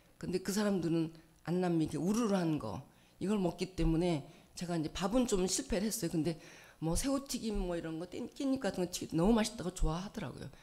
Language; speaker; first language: Korean; native; Korean